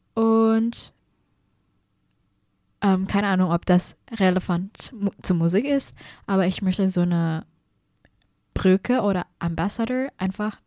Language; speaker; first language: German; non-native, fluent; Indonesian